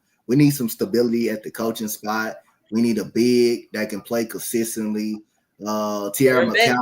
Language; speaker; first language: English; native; English